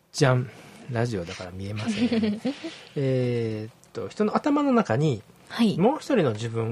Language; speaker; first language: Japanese; native; Japanese